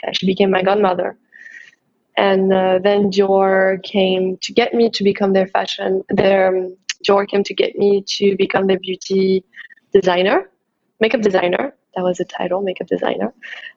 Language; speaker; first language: English; non-native, fluent; French